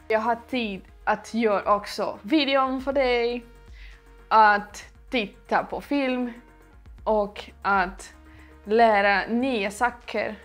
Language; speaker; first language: Swedish; non-native, learner; Portuguese